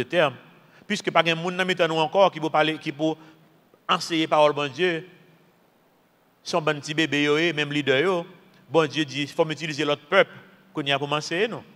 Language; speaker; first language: French; non-native, local second language; Haitian Creole